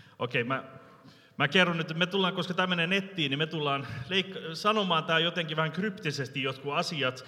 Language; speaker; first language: Finnish; early bilingual, heritage; Finnish